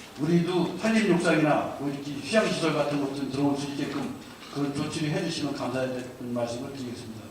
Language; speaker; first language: Korean; native; Korean